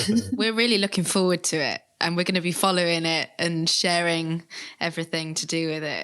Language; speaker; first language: English; native; English